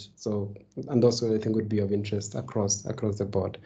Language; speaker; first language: English; non-native, local second language; Kalenjin